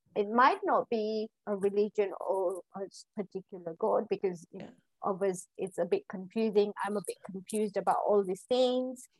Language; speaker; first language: English; non-native, local second language; Gujarati